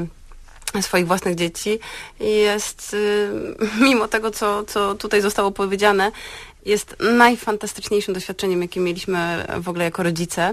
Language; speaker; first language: Polish; native; Polish